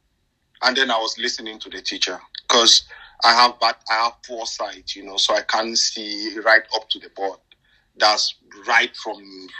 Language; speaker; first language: English; non-native, local second language; French